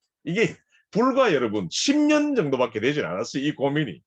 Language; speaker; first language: Korean; native; Korean